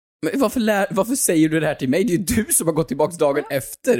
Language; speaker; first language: Swedish; native; Swedish